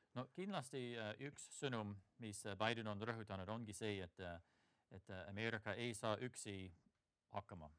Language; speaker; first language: Estonian; non-native, fluent; English